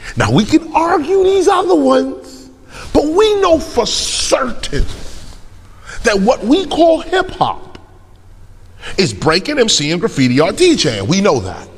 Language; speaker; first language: English; native; English